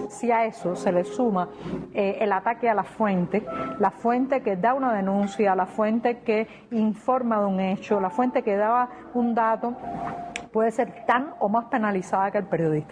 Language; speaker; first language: Spanish; native; Spanish